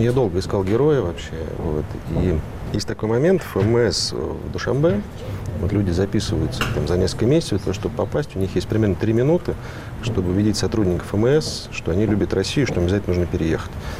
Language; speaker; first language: Russian; native; Russian